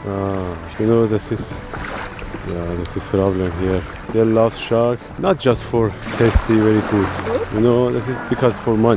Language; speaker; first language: English; non-native, learner; Persian